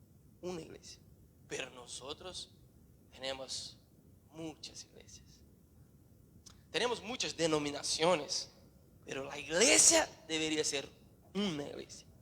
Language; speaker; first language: Spanish; non-native, learner; Portuguese